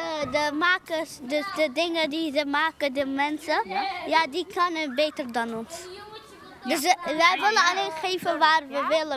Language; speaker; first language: Dutch; early bilingual, other home language; Arabic